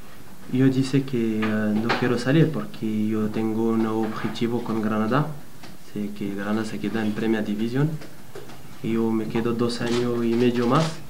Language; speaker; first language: Spanish; non-native, learner; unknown